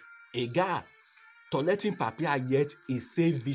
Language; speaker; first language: German; non-native, learner; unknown